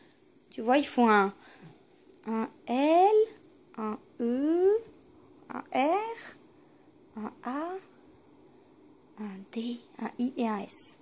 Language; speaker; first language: French; native; French